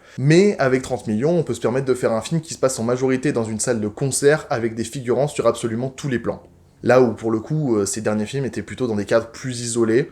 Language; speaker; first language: French; native; French